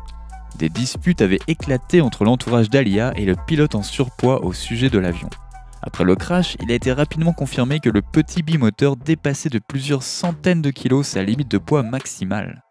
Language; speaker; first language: French; native; French